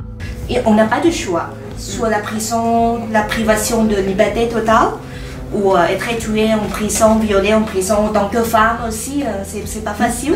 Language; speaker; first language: French; non-native, fluent; Thai